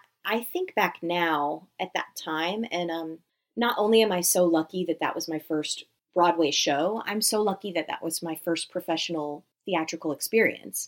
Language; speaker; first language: English; native; English